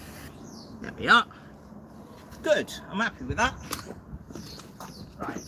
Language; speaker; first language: English; native; English